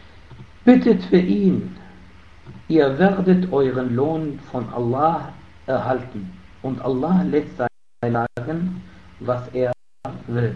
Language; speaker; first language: German; non-native, fluent; Arabic